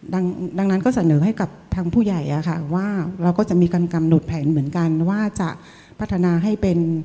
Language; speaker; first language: Thai; non-native, fluent; Vietnamese